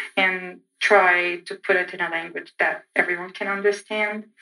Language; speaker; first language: English; non-native, fluent; Arabic